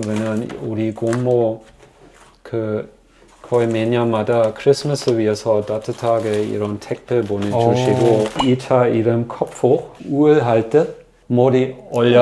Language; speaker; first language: Korean; non-native, fluent; German